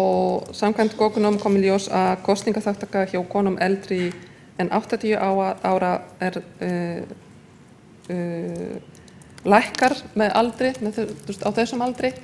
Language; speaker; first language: Icelandic; non-native, fluent; Polish